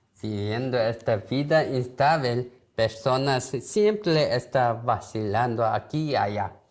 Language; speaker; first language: Spanish; non-native, learner; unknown